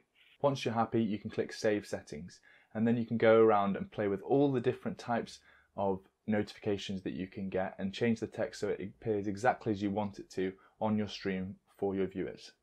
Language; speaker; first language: English; native; English